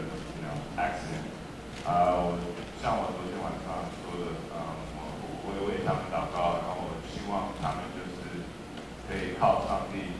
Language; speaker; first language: Chinese; early bilingual, heritage; English